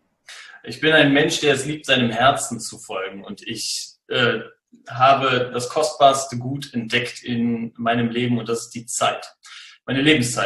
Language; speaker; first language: German; native; German